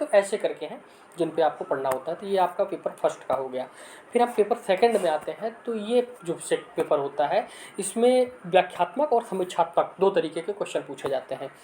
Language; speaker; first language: Hindi; native; Hindi